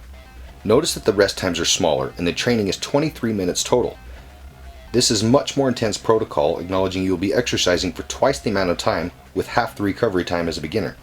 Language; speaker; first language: English; native; English